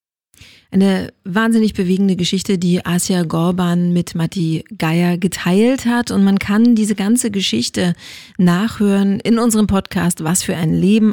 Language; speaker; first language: German; native; German